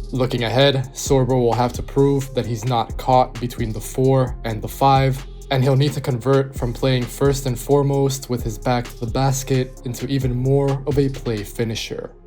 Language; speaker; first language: English; native; English